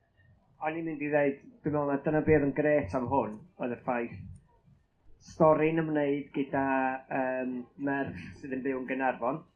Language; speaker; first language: Welsh; native; Welsh